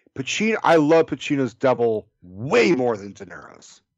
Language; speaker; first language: English; native; English